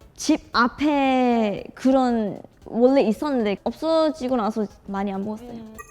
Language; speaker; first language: Korean; non-native, fluent; Malay